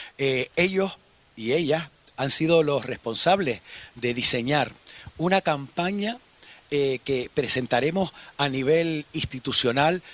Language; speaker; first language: Spanish; native; Spanish